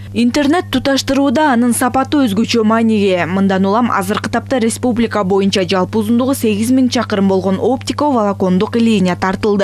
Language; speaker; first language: Kyrgyz; native; Kyrgyz